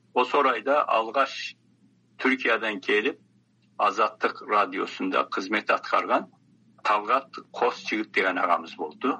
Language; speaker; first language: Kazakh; early bilingual, heritage; Kazakh